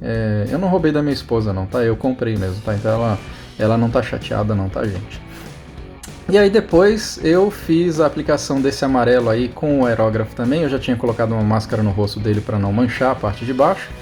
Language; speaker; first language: Portuguese; native; Portuguese